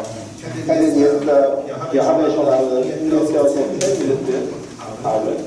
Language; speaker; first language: German; non-native, learner; Korean